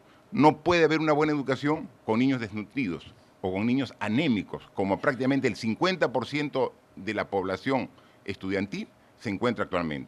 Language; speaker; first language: Spanish; native; Spanish